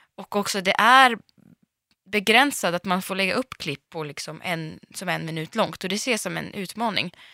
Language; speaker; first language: Swedish; early bilingual, other home language; Russian